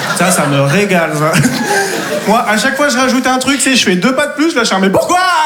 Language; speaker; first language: French; native; French